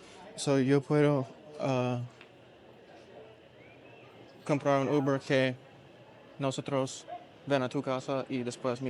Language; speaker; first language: Spanish; non-native, learner; English